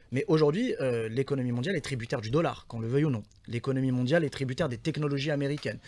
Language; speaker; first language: French; non-native, local second language; Arabic